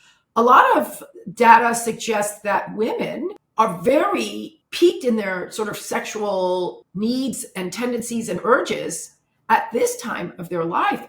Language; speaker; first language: English; native; English